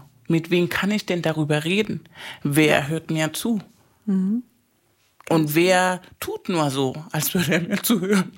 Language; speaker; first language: German; non-native, fluent; Spanish